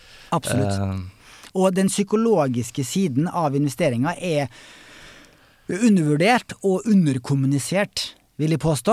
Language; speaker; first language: Norwegian; native; Norwegian